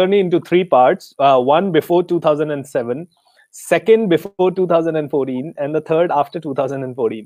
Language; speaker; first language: English; non-native, local second language; Hindi